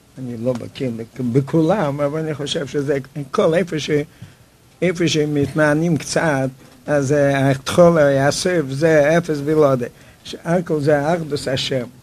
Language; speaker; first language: Hebrew; non-native, fluent; Yiddish